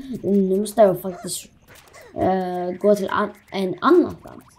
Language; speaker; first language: Swedish; early bilingual, other home language; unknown